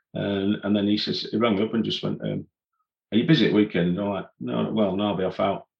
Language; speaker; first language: English; native; English